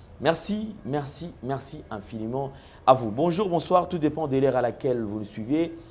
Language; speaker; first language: French; non-native, local second language; Lingala